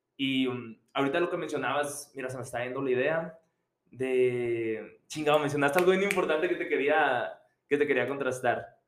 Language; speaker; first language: Spanish; native; Spanish